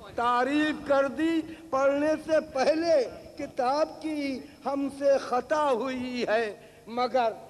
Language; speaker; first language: Urdu; native; Urdu